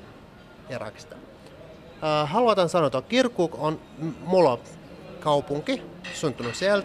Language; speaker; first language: Finnish; non-native, learner; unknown